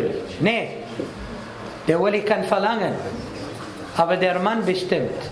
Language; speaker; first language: German; non-native, fluent; Arabic